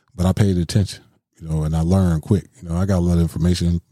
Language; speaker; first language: English; native; English